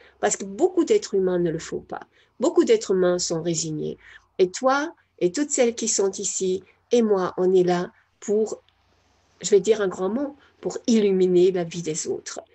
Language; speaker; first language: French; non-native, fluent; German